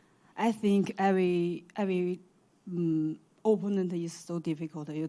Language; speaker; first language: English; non-native, learner; Chinese